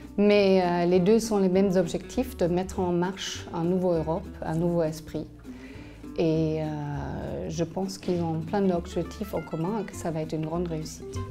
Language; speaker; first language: French; non-native, fluent; German